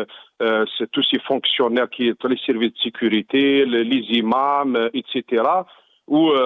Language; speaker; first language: French; non-native, local second language; Arabic